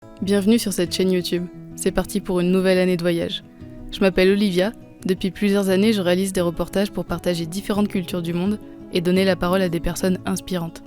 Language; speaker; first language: French; native; French